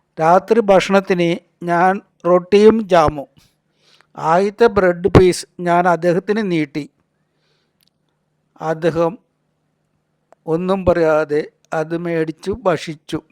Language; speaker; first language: Malayalam; native; Malayalam